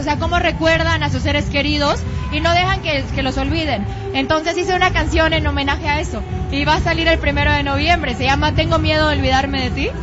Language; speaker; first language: Spanish; native; Spanish